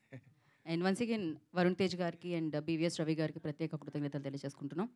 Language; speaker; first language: Telugu; native; Telugu